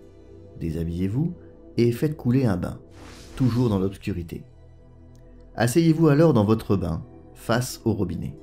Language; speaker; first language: French; native; French